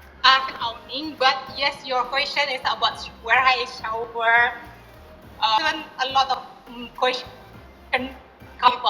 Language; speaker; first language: English; non-native, learner; Indonesian